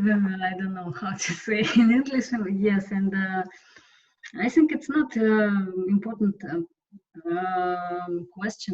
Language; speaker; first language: English; non-native, learner; Russian